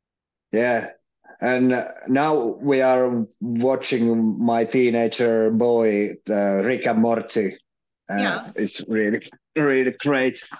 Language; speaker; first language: English; non-native, learner; Finnish